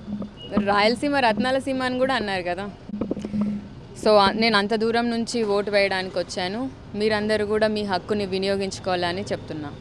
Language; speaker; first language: Telugu; native; Telugu